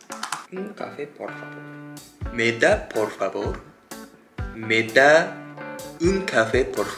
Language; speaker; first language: Spanish; non-native, learner; Japanese